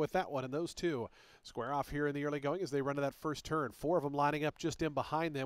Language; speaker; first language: English; native; English